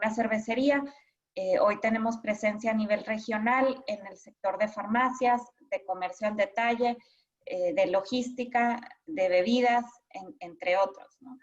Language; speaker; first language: Spanish; native; Spanish